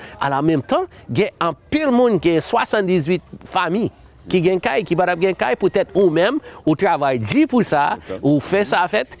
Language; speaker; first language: Haitian Creole; native; Haitian Creole